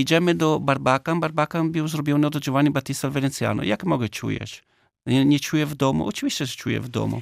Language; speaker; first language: Polish; non-native, learner; Italian